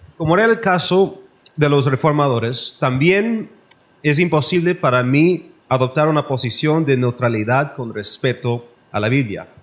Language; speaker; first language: Spanish; non-native, learner; English